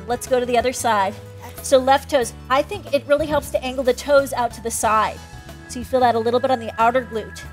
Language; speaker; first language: English; native; English